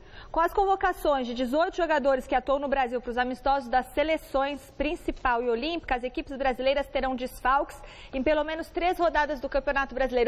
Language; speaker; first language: Portuguese; native; Portuguese